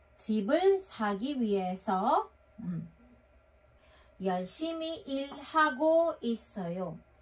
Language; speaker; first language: Korean; non-native, fluent; Filipino